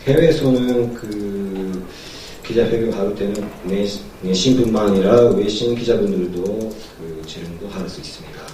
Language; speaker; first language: Korean; non-native, learner; Japanese